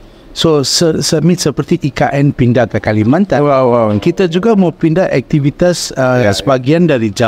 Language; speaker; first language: Indonesian; non-native, fluent; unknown